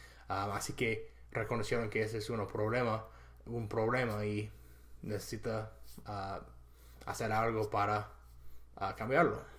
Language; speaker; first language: Spanish; non-native, fluent; English